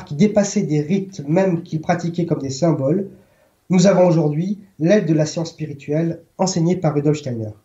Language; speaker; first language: French; native; French